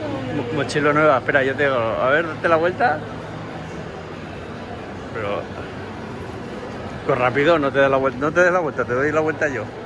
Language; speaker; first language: Spanish; native; Spanish